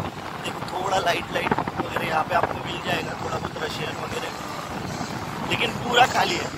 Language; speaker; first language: Hindi; native; Hindi